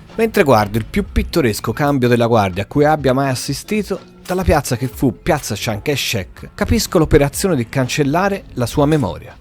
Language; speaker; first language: Italian; native; Italian